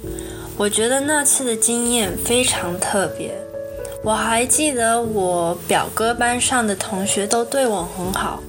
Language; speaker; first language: Chinese; early bilingual, heritage; Chinese